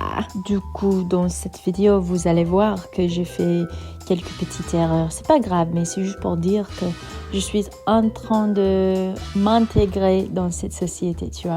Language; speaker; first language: French; non-native, fluent; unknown